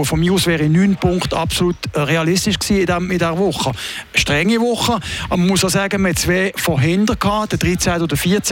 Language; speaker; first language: German; native; German